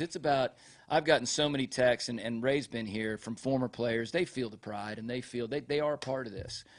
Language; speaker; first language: English; native; English